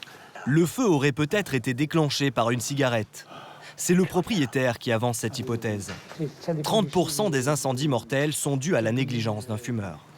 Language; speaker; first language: French; native; French